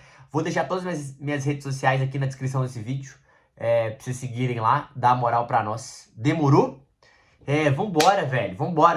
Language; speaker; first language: Portuguese; native; Portuguese